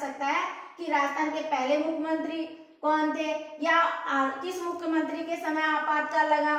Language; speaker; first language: Hindi; native; Hindi